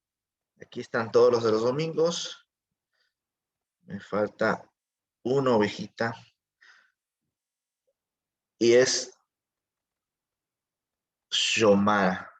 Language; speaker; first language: Spanish; native; Spanish